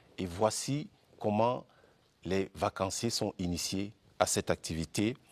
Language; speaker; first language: French; native; French